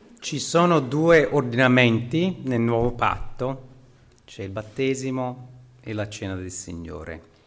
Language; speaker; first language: Italian; non-native, fluent; English